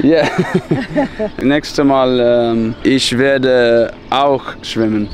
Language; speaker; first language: German; non-native, learner; English